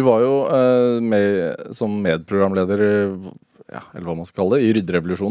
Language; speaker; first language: Norwegian; native; Norwegian